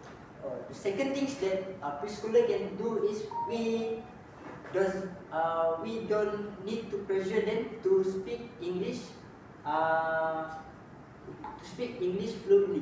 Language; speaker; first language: English; non-native, local second language; Malay